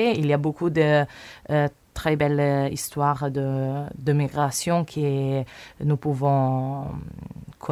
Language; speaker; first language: French; non-native, learner; Italian